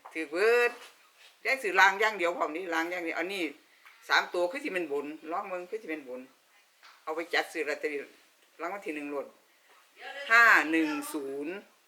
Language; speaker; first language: Thai; native; Thai